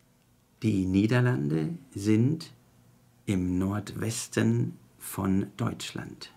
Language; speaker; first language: German; non-native, fluent; Chinese